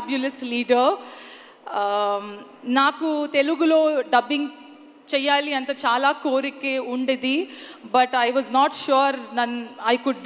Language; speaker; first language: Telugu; non-native, learner; Kannada